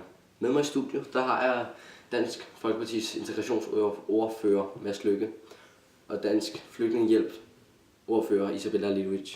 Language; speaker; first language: Danish; native; Danish